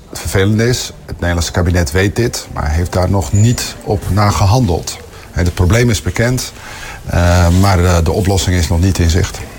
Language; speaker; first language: Dutch; native; Dutch